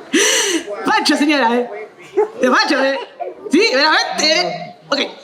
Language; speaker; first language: Italian; non-native, learner; Spanish